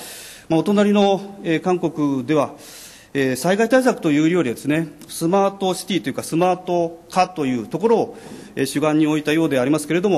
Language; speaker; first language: Japanese; native; Japanese